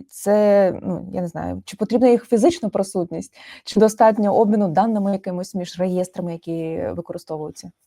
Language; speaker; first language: Ukrainian; native; Ukrainian